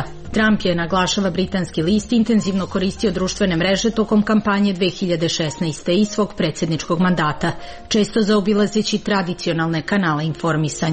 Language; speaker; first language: Serbian; native; Serbian